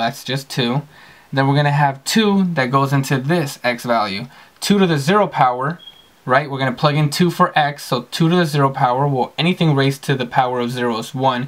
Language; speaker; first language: English; native; English